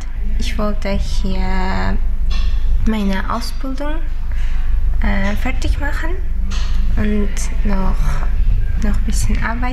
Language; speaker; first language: German; non-native, learner; Uzbek